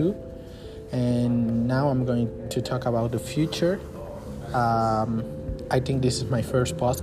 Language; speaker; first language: English; non-native, learner; Spanish